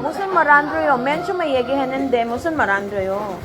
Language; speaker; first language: Korean; non-native, learner; Filipino